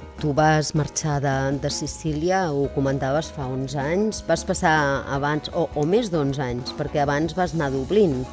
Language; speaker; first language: Catalan; native; Catalan